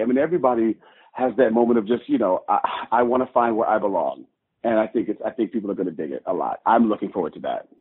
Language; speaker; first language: English; native; English